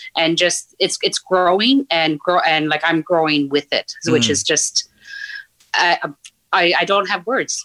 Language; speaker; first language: English; native; English